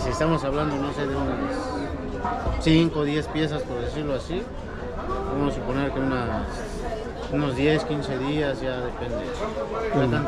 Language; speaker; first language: Spanish; native; Spanish